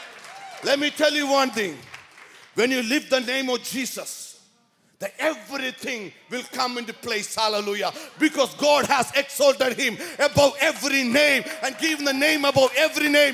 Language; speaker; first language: English; non-native, local second language; Malayalam